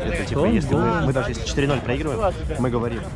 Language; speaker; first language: Russian; native; Russian